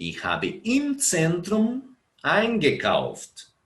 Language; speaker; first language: German; non-native, fluent; Portuguese